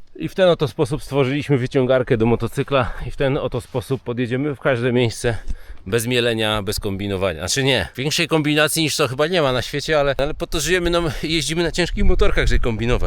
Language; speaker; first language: Polish; native; Polish